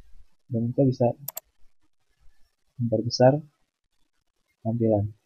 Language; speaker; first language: Indonesian; native; Indonesian